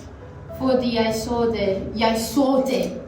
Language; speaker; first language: Danish; non-native, learner; Icelandic